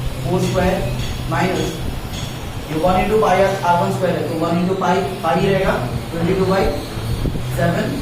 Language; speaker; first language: Hindi; native; Hindi